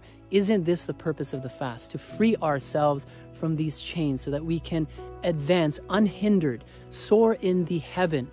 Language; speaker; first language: English; native; English